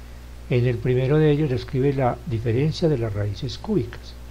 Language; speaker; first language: Spanish; native; Spanish